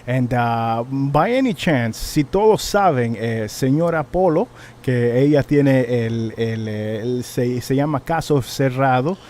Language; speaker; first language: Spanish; early bilingual, heritage; Spanish